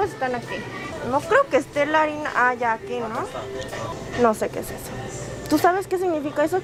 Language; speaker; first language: Spanish; early bilingual, other home language; Korean